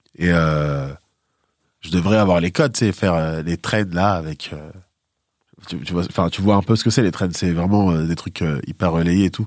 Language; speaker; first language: French; native; French